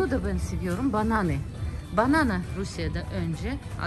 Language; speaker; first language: Turkish; non-native, learner; Russian